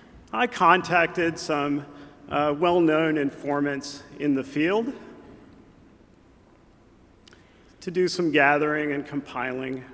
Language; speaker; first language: English; native; English